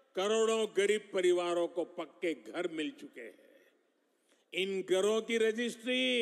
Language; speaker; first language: Hindi; non-native, local second language; Gujarati